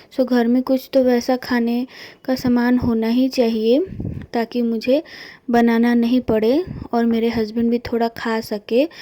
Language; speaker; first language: Hindi; non-native, local second language; Bangla